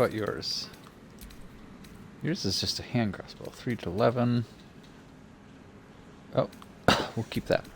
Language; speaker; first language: English; native; English